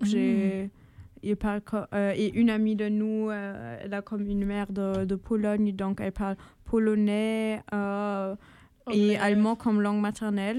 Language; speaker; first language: French; non-native, fluent; German